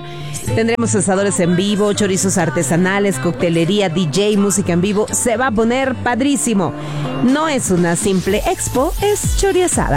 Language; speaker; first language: Spanish; native; Spanish